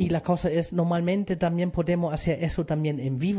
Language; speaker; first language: Spanish; non-native, fluent; German